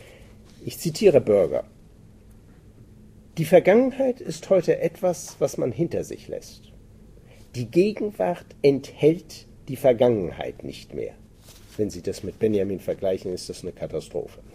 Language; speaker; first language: German; native; German